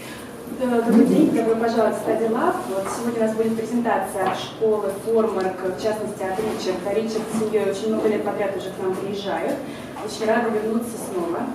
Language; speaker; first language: Russian; native; Russian